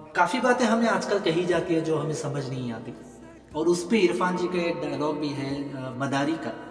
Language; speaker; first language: Hindi; non-native, local second language; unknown